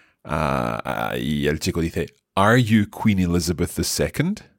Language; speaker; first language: English; native; English